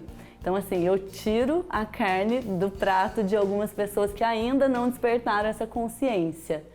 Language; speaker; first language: Portuguese; native; Portuguese